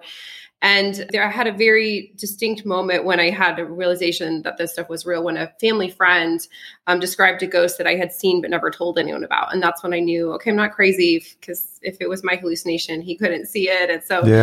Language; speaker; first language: English; early bilingual, other home language; French